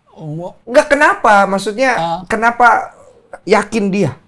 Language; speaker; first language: Indonesian; non-native, learner; Chinese